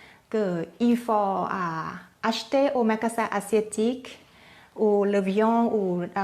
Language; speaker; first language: French; non-native, learner; Thai